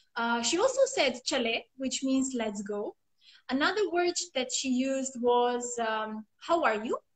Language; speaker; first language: English; non-native, fluent; Armenian